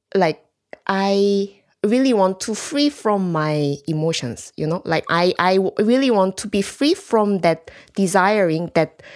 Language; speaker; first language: English; non-native, learner; Korean